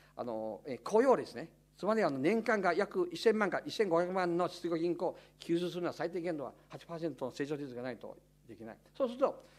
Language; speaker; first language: Japanese; non-native, fluent; Chinese